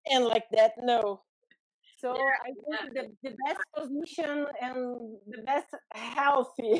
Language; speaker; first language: English; non-native, learner; Portuguese